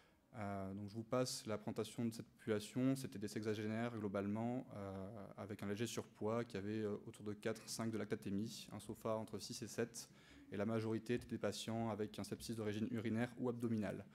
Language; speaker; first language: French; native; French